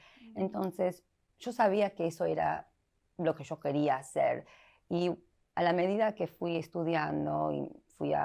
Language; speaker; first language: Spanish; early bilingual, heritage; Spanish